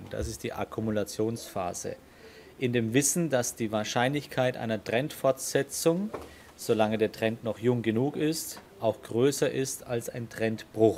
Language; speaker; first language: German; native; German